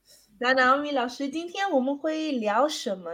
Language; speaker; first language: Chinese; non-native, learner; Spanish